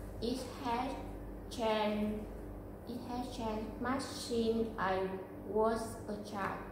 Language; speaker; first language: English; non-native, learner; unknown